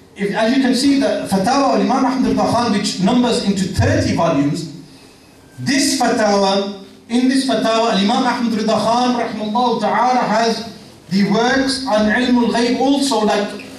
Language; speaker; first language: English; native; English